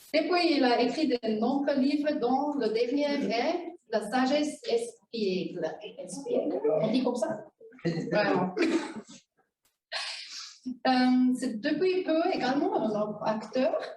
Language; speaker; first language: French; non-native, fluent; German